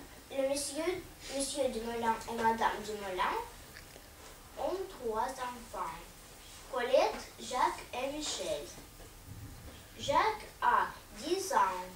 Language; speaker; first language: French; non-native, learner; Russian